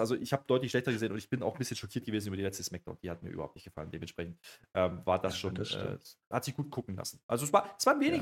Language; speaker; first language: German; native; German